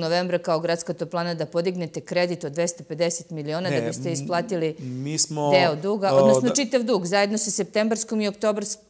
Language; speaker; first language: Serbian; native; Serbian